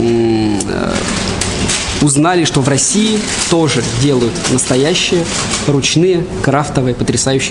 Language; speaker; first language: Russian; native; Russian